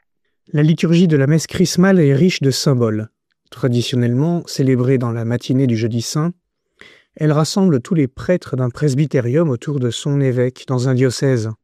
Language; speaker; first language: French; native; French